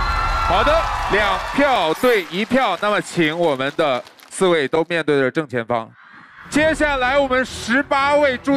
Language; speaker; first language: Chinese; native; Chinese